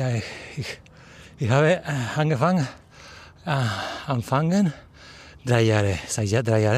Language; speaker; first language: German; non-native, learner; Spanish